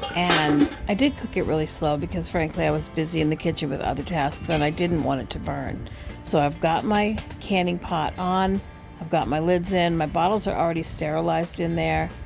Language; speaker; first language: English; native; English